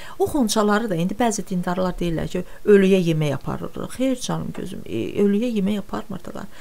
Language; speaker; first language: Azerbaijani; non-native, local second language; Talysh